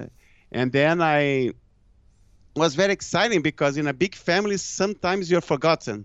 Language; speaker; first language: English; non-native, fluent; Portuguese